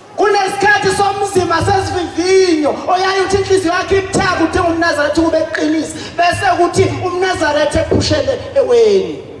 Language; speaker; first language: Zulu; native; Zulu